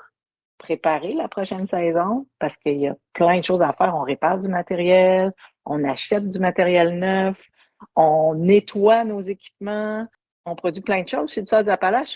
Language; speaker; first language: French; native; French